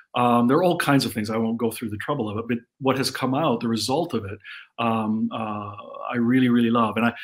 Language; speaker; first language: English; native; English